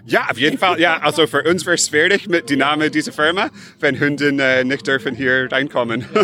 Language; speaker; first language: German; non-native, fluent; English